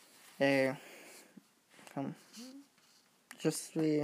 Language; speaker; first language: French; non-native, learner; English